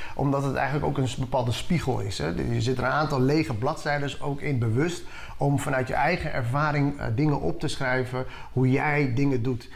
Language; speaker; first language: Dutch; early bilingual, other home language; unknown